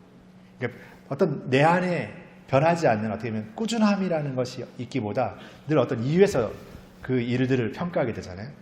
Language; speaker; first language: Korean; native; Korean